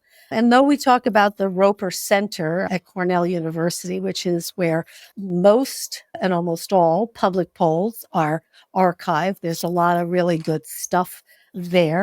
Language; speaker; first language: English; native; English